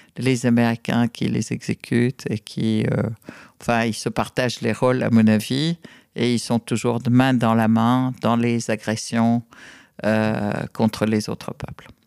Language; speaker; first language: French; non-native, fluent; Arabic